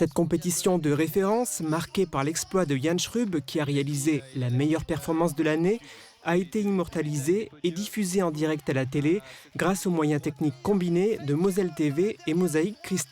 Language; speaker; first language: French; native; French